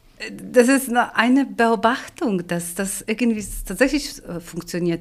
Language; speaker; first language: German; non-native, fluent; Polish